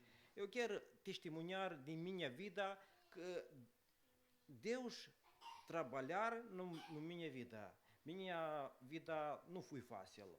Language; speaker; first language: Portuguese; non-native, learner; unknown